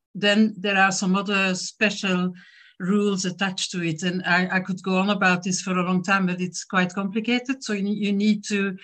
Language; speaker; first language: English; non-native, fluent; French